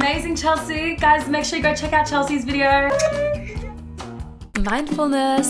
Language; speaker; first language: English; native; English